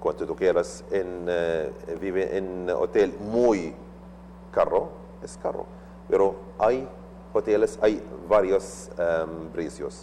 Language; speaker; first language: Spanish; non-native, learner; Arabic